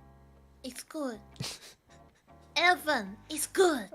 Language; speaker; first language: English; non-native, learner; Min Nan Chinese